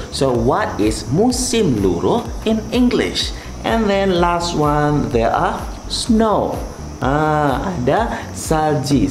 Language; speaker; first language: English; non-native, local second language; Malay